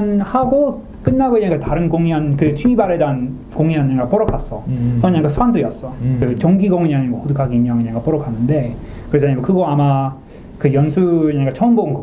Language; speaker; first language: Korean; non-native, learner; English